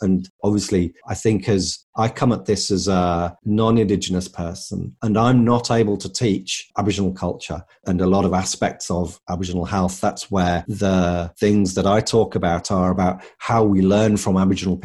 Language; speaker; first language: English; native; English